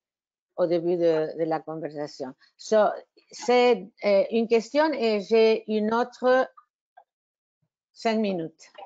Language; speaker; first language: French; non-native, fluent; Spanish